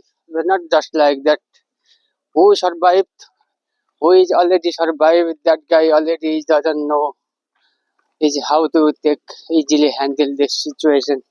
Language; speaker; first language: English; non-native, learner; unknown